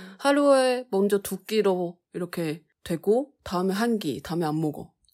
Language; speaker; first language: Korean; non-native, fluent; Chinese